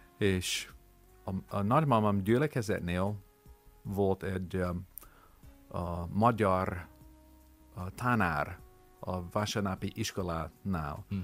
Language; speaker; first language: Hungarian; non-native, learner; English